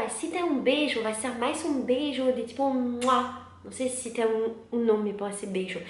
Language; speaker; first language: Portuguese; non-native, learner; French